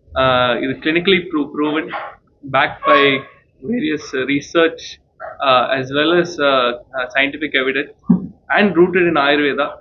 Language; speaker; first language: English; non-native, local second language; Tamil